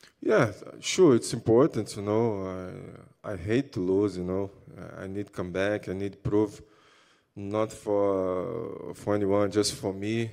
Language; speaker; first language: English; non-native, learner; Portuguese